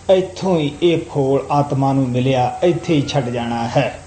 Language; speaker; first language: Punjabi; native; Punjabi